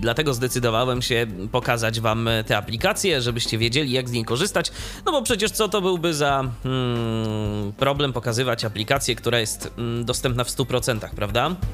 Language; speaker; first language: Polish; native; Polish